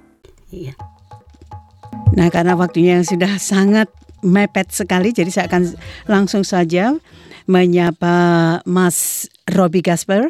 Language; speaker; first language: Indonesian; native; Indonesian